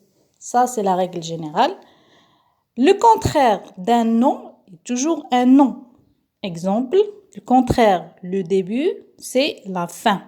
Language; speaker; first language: French; non-native, local second language; Arabic